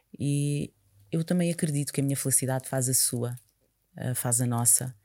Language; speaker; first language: Portuguese; native; Portuguese